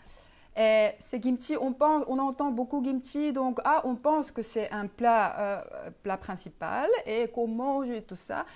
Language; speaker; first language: French; non-native, fluent; Korean